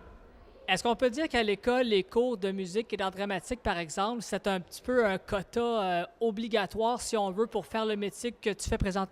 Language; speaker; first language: French; native; French